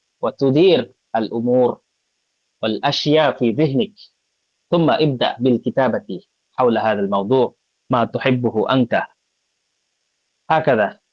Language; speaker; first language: Arabic; non-native, fluent; Bangla